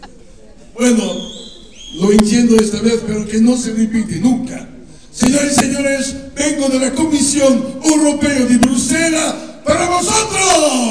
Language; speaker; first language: Spanish; non-native, fluent; Italian